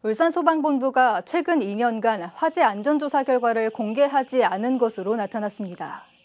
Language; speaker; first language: Korean; native; Korean